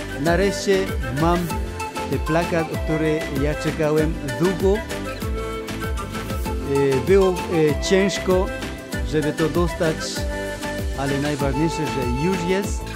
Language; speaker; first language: Polish; non-native, fluent; Spanish